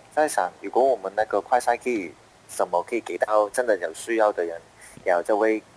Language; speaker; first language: Chinese; non-native, fluent; Cantonese